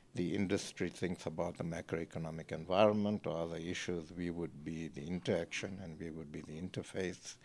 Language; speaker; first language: English; native; English